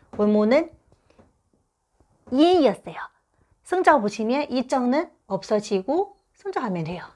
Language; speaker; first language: Korean; non-native, fluent; Chinese